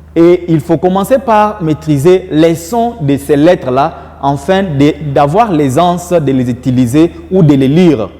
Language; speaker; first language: French; non-native, local second language; Luba-Lulua